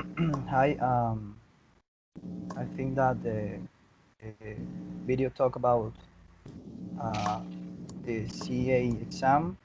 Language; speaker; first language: English; non-native, learner; Spanish